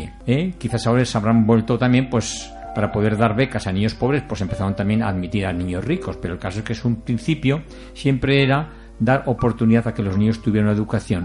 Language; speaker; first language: Spanish; native; Spanish